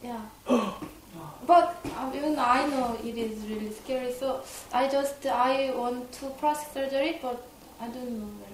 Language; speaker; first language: English; non-native, learner; Korean